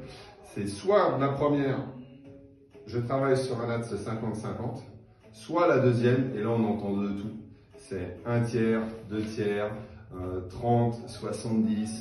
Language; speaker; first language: French; native; French